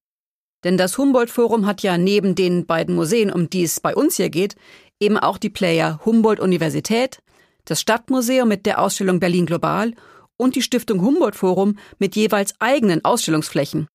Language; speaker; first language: German; native; German